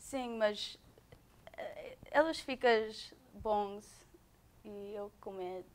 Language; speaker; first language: Portuguese; non-native, learner; English